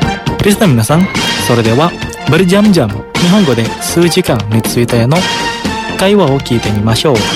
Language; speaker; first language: Japanese; non-native, fluent; Indonesian